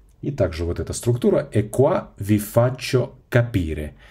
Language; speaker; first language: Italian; non-native, fluent; Russian